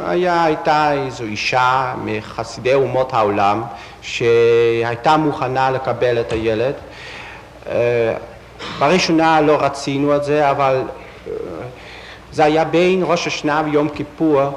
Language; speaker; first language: Hebrew; non-native, fluent; Dutch